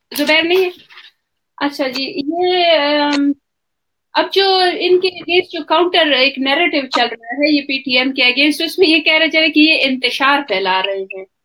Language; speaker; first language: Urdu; non-native, local second language; Pashto